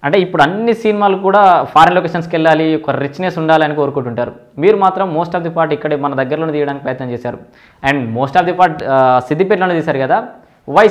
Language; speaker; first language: Telugu; native; Telugu